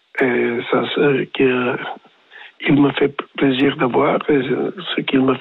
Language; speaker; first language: French; non-native, learner; Spanish